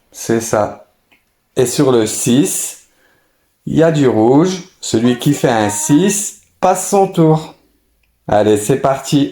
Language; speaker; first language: French; native; French